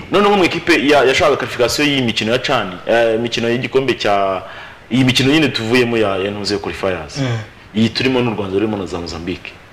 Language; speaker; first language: Kinyarwanda; native; Kinyarwanda